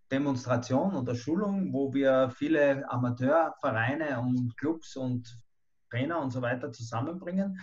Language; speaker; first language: German; native; German